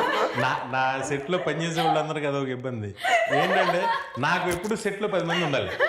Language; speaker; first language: Telugu; native; Telugu